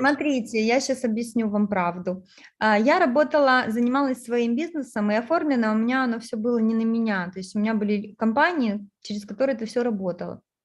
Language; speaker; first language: Russian; native; Russian